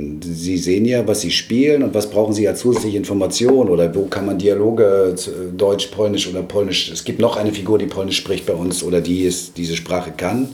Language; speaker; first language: German; native; German